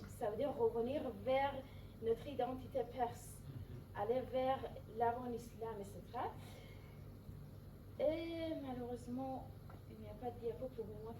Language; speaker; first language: French; non-native, fluent; Persian